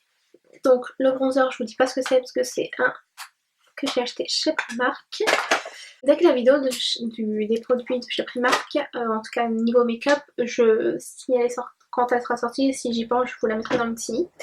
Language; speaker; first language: French; native; French